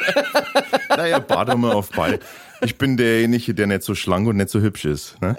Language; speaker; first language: German; native; German